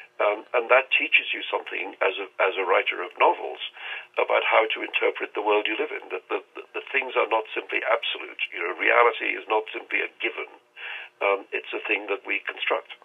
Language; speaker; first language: English; non-native, local second language; Urdu